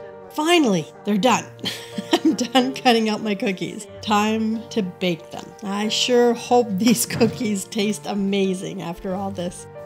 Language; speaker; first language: English; native; English